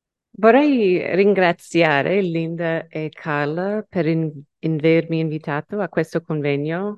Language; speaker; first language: Italian; non-native, learner; English